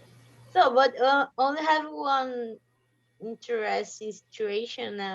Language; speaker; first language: English; non-native, learner; Portuguese